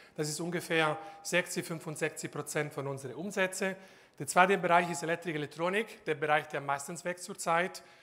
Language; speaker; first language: German; non-native, fluent; Italian